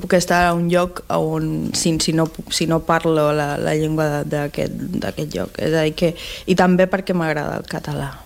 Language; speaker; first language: Catalan; non-native, learner; Chinese